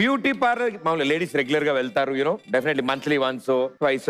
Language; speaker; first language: Telugu; native; Telugu